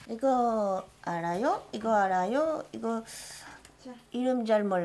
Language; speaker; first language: Korean; non-native, learner; French